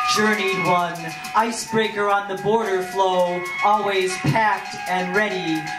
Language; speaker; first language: English; early bilingual, other home language; Spanish